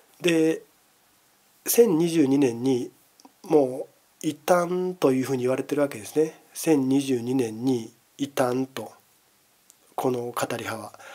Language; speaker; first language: Japanese; native; Japanese